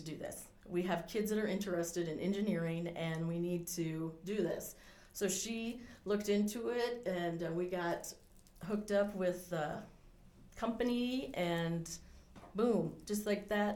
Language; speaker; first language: English; native; English